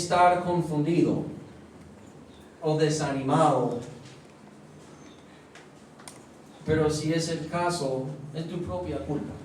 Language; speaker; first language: Spanish; non-native, fluent; English